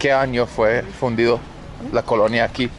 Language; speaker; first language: Spanish; non-native, learner; English